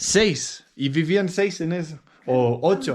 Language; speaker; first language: Spanish; non-native, learner; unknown